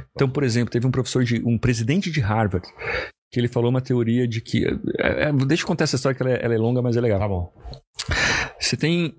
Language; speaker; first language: Portuguese; native; Portuguese